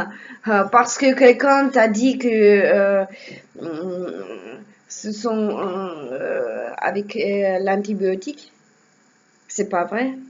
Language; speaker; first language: French; non-native, learner; Russian